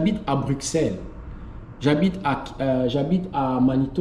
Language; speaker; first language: French; non-native, fluent; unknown